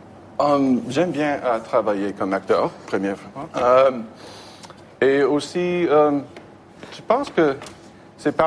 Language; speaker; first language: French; non-native, learner; English